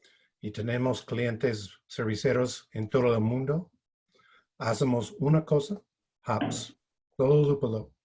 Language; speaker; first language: Spanish; non-native, fluent; English